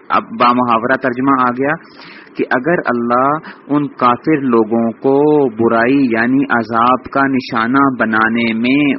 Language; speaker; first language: Urdu; native; Urdu